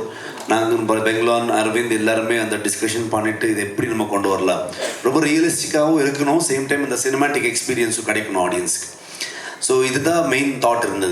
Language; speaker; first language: Tamil; non-native, local second language; Kannada